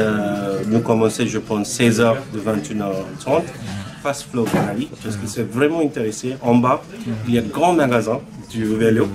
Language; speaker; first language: French; non-native, learner; Bangla